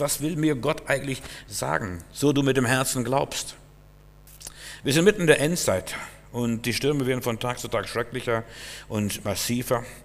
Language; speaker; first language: German; non-native, fluent; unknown